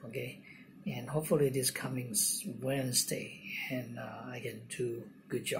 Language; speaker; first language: English; non-native, local second language; Cantonese